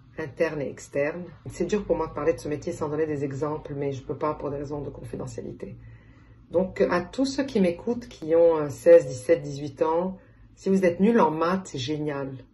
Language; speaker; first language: French; non-native, local second language; Arabic